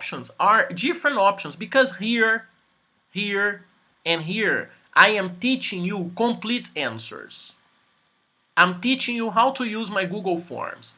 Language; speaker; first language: English; non-native, fluent; Portuguese